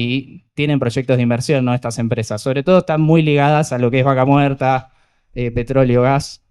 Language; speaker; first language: Spanish; native; Spanish